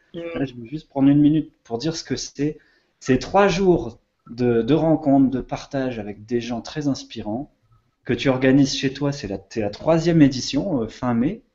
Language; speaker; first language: French; native; French